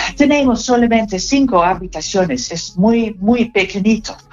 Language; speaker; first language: Spanish; non-native, learner; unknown